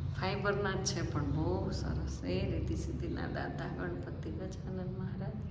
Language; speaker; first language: Gujarati; native; Gujarati